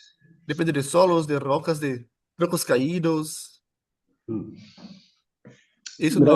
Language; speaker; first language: Spanish; non-native, fluent; Portuguese